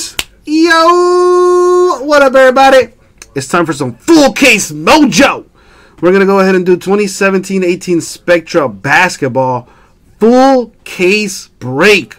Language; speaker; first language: English; native; English